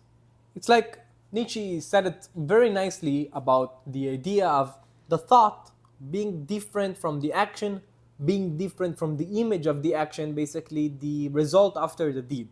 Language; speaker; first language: English; non-native, fluent; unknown